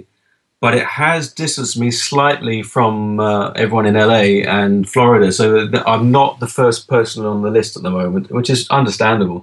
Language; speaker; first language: English; native; English